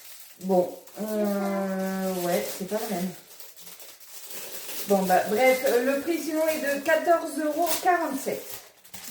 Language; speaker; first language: French; native; French